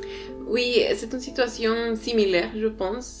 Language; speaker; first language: French; non-native, learner; Spanish